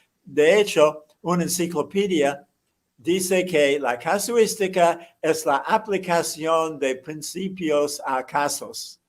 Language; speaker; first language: Spanish; non-native, fluent; English